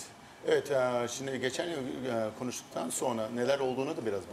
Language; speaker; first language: Turkish; early bilingual, heritage; Turkish